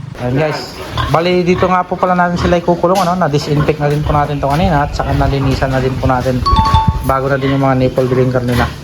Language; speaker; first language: Filipino; native; Filipino